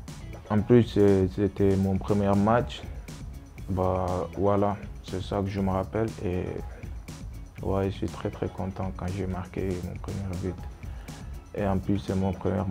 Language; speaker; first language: French; non-native, local second language; Wolof